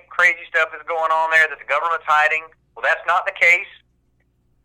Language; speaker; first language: English; native; English